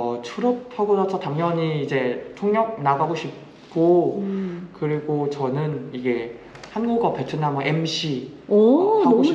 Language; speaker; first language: Korean; non-native, fluent; Vietnamese